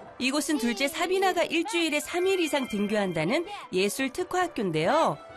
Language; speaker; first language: Korean; native; Korean